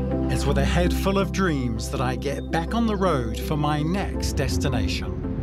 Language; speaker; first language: English; native; English